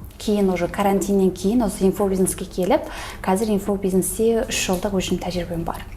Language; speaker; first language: Kazakh; early bilingual, heritage; Kazakh